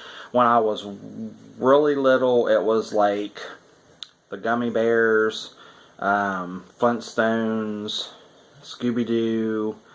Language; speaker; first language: English; native; English